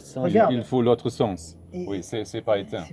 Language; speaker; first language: French; non-native, fluent; German